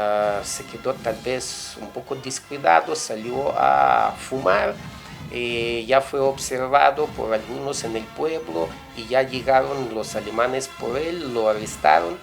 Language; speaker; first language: Spanish; non-native, fluent; Russian